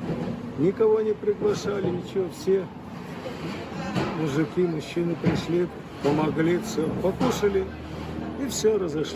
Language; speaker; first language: Russian; native; Russian